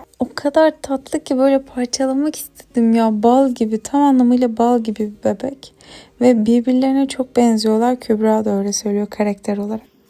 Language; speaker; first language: Turkish; native; Turkish